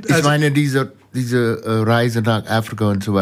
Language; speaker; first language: German; non-native, fluent; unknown